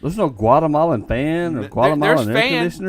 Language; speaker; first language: English; native; English